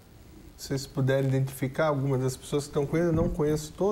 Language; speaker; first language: Portuguese; native; Portuguese